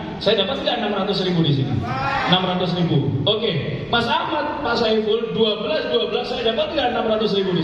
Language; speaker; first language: Indonesian; native; Indonesian